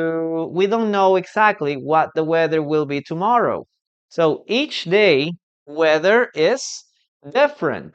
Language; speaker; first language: English; non-native, fluent; Spanish